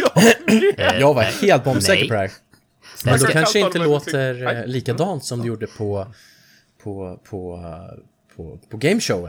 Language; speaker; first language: Swedish; native; Swedish